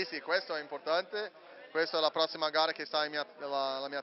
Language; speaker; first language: Italian; non-native, learner; Portuguese